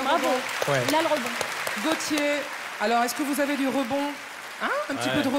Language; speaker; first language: French; native; French